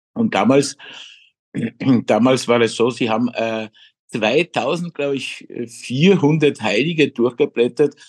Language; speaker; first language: German; non-native, fluent; Polish